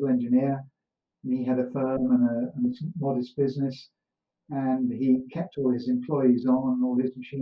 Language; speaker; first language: English; native; English